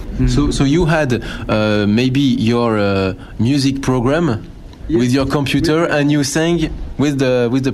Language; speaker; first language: English; non-native, fluent; French